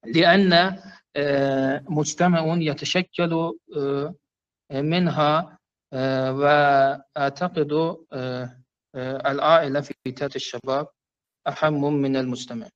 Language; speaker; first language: Arabic; non-native, learner; Persian